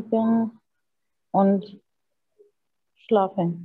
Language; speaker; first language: German; non-native, learner; Arabic